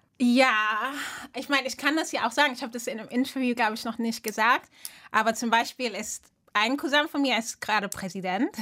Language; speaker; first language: German; early bilingual, other home language; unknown